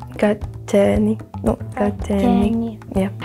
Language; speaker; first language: Latvian; non-native, learner; Ukrainian